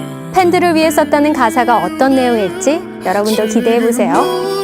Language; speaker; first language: Korean; native; Korean